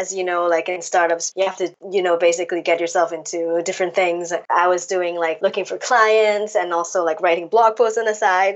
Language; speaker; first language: English; non-native, local second language; Cantonese